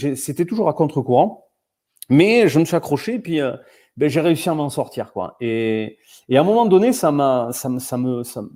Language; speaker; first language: French; native; French